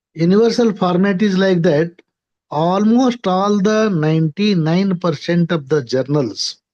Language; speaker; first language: English; non-native, local second language; Marathi